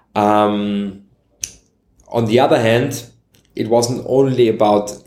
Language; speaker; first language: English; non-native, fluent; German